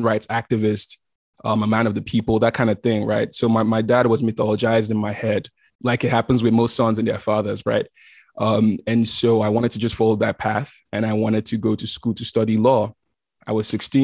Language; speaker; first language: English; non-native, local second language; Igbo